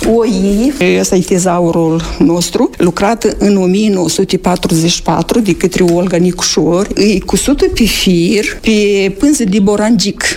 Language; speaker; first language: Romanian; native; Romanian